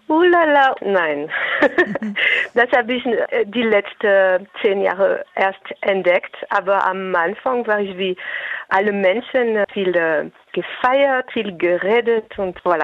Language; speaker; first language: German; non-native, fluent; French